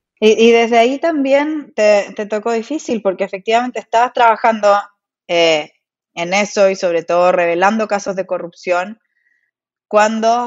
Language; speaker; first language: Spanish; native; Spanish